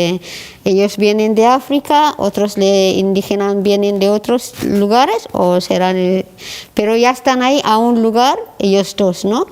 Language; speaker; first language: Spanish; non-native, learner; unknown